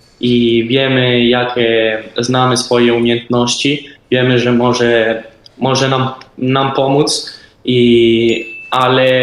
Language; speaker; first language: Polish; early bilingual, heritage; Polish